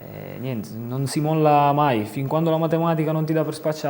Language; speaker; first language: Italian; native; Italian